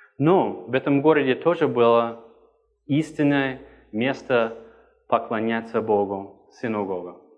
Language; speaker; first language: Russian; non-native, fluent; English